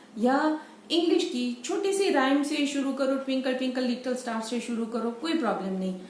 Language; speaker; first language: Hindi; non-native, local second language; Gujarati